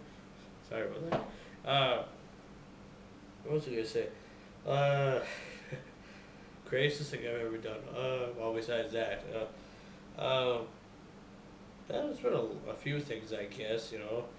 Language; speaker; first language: English; native; English